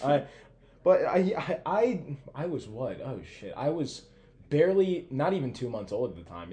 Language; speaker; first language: English; native; English